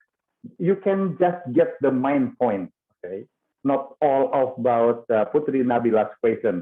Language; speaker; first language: English; non-native, fluent; Indonesian